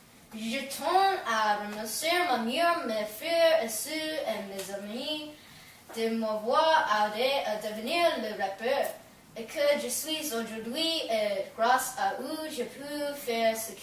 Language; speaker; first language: French; non-native, learner; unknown